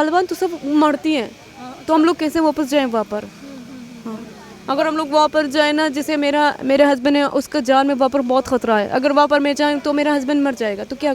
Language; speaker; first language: Hindi; non-native, learner; Persian